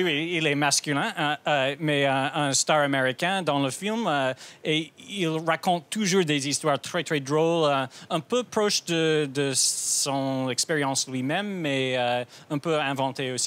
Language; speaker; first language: French; non-native, fluent; English